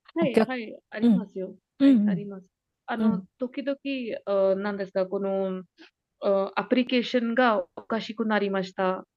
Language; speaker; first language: Japanese; non-native, learner; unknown